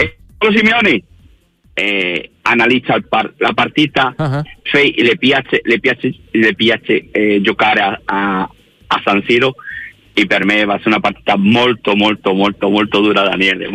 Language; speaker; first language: Italian; non-native, learner; Spanish